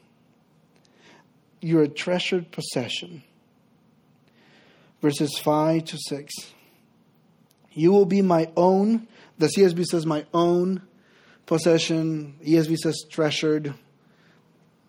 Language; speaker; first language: English; non-native, fluent; Spanish